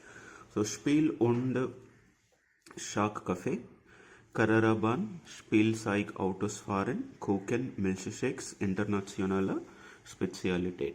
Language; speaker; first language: German; non-native, fluent; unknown